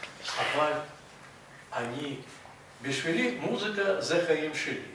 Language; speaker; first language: Hebrew; non-native, fluent; Russian